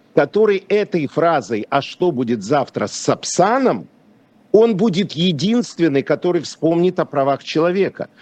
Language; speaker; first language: Russian; non-native, local second language; Polish